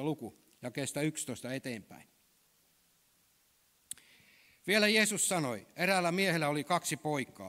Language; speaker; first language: Finnish; native; Finnish